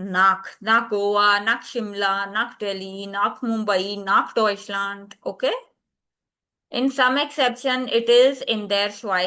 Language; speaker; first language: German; non-native, learner; Hindi